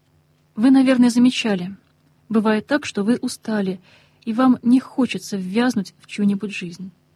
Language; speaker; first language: Russian; native; Russian